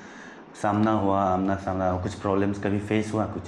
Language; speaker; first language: Hindi; non-native, local second language; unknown